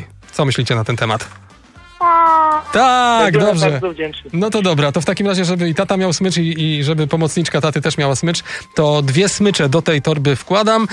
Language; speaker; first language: Polish; native; Polish